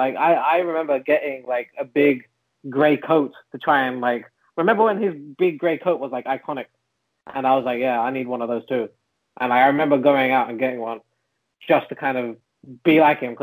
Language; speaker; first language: English; native; English